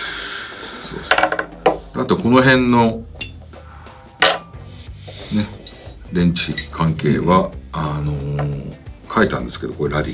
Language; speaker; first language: Japanese; native; Japanese